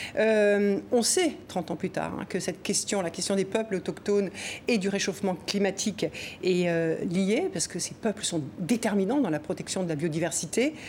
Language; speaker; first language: French; native; French